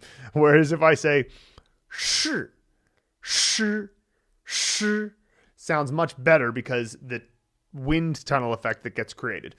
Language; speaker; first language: English; native; English